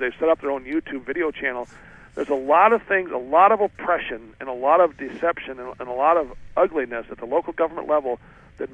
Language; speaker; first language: English; native; English